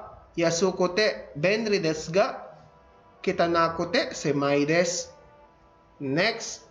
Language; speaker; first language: Japanese; non-native, fluent; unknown